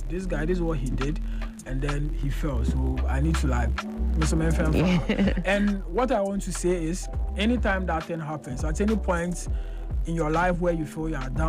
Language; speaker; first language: English; non-native, local second language; Akan